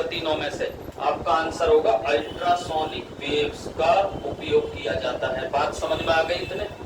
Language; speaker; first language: Hindi; native; Hindi